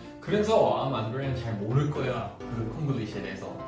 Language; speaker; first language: Korean; native; Korean